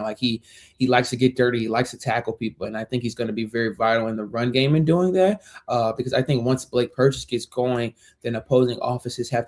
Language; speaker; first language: English; native; English